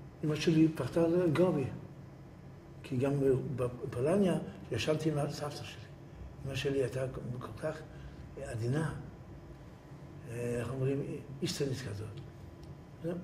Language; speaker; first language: Hebrew; early bilingual, other home language; Yiddish